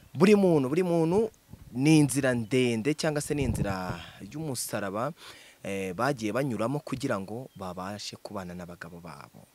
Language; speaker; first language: Kinyarwanda; native; Kinyarwanda